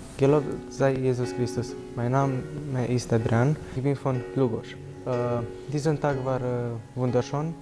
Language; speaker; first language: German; non-native, learner; Romanian